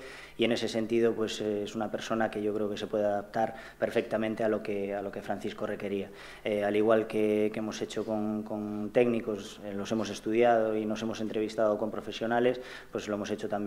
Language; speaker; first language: Spanish; native; Spanish